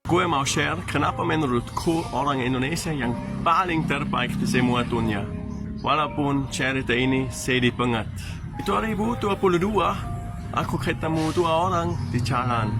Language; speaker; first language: Indonesian; non-native, fluent; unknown